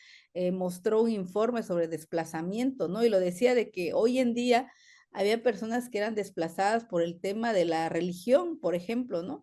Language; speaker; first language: Spanish; native; Spanish